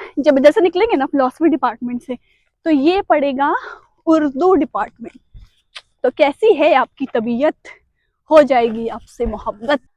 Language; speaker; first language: Hindi; native; Hindi